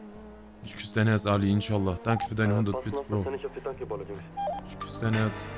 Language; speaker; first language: German; early bilingual, other home language; Turkish